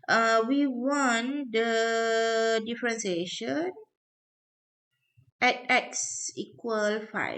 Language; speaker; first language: English; non-native, local second language; Malay